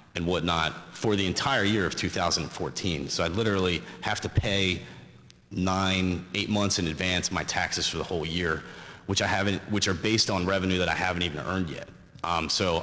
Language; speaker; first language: English; native; English